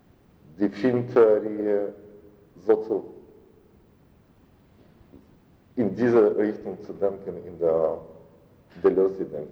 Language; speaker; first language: German; non-native, fluent; Russian